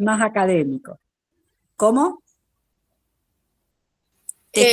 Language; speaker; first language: Spanish; native; Spanish